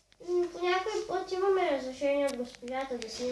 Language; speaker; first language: Bulgarian; native; Bulgarian